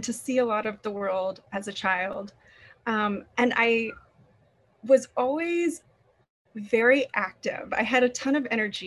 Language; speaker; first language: English; native; English